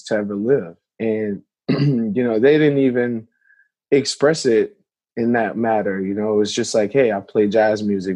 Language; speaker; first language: English; native; English